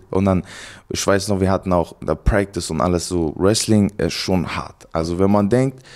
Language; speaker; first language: German; native; German